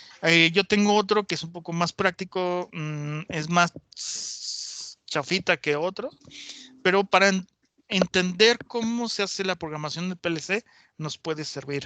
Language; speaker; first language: Spanish; native; Spanish